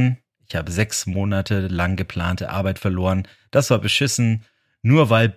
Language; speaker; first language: German; native; German